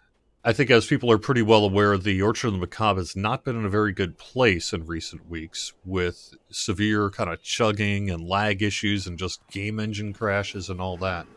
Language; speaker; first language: English; native; English